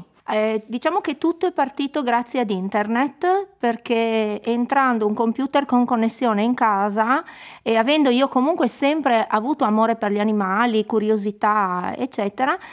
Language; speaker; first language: Italian; native; Italian